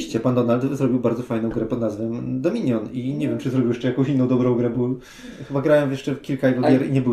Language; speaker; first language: Polish; native; Polish